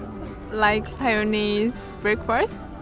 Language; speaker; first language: English; non-native, learner; Japanese